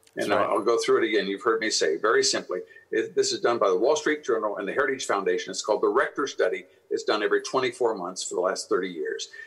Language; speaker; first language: English; native; English